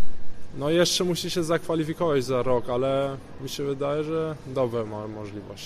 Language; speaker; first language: Polish; early bilingual, heritage; Polish